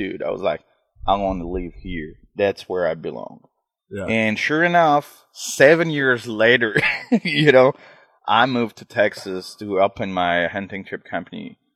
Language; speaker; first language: English; non-native, fluent; French